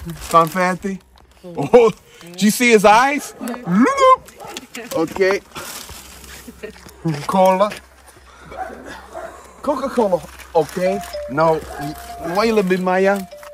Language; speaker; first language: English; native; English